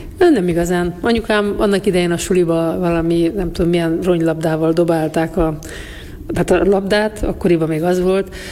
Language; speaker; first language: Hungarian; native; Hungarian